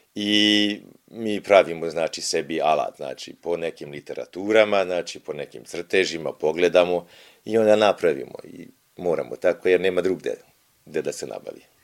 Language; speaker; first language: Bosnian; native; Bosnian